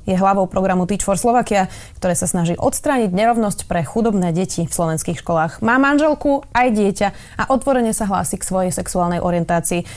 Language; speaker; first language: Slovak; native; Slovak